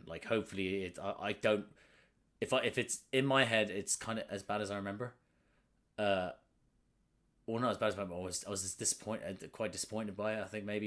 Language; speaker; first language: English; native; English